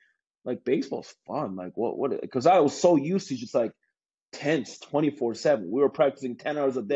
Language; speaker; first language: English; non-native, fluent; Korean